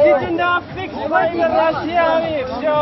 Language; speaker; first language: Russian; non-native, fluent; Armenian